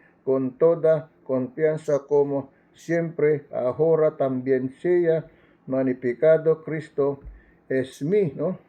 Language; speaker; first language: Spanish; non-native, learner; Filipino